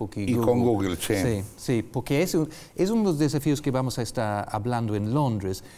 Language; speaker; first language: Spanish; non-native, fluent; English